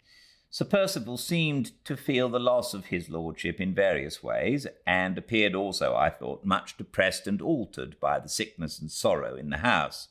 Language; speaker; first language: English; native; English